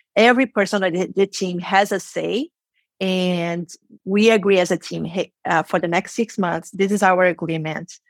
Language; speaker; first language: English; non-native, fluent; Portuguese